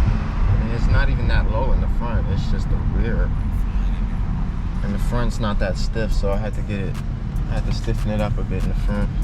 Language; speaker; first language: English; native; English